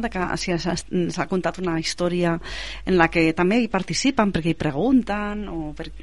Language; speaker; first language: Catalan; native; Catalan